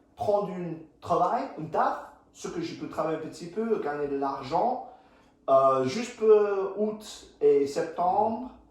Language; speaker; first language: French; non-native, fluent; English